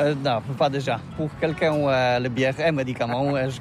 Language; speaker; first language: French; non-native, learner; Polish